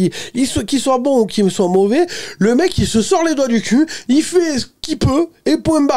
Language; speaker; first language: French; native; French